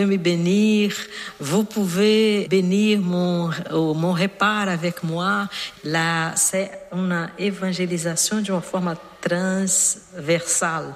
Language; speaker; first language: French; non-native, learner; Portuguese